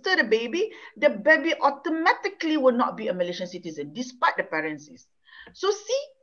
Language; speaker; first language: English; non-native, local second language; Malay